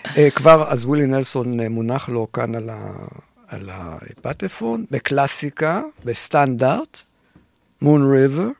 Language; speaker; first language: Hebrew; native; Hebrew